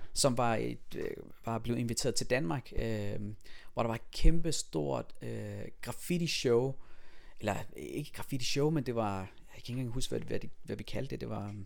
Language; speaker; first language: Danish; early bilingual, other home language; Persian